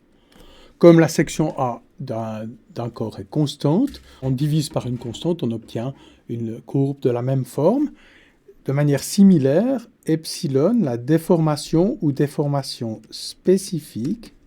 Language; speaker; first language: French; native; French